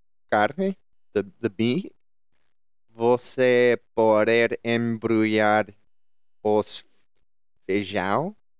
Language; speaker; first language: Portuguese; non-native, learner; English